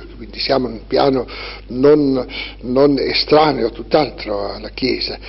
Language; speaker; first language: Italian; native; Italian